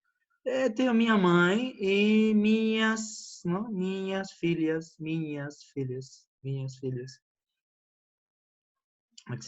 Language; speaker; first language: Portuguese; non-native, fluent; Spanish